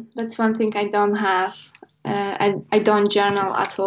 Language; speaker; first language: English; non-native, fluent; Polish